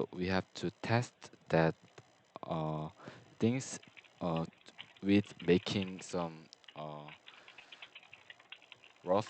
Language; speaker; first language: English; non-native, learner; Korean